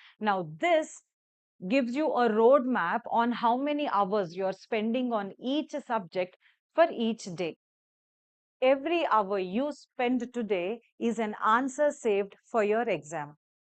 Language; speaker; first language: English; non-native, local second language; Telugu